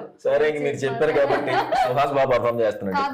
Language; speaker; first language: Telugu; native; Telugu